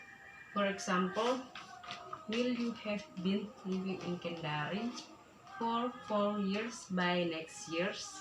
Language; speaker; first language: English; non-native, learner; Indonesian